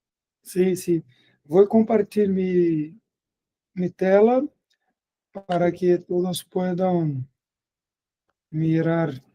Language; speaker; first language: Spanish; non-native, fluent; Portuguese